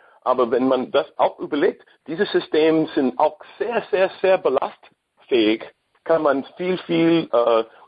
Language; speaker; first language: German; non-native, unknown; English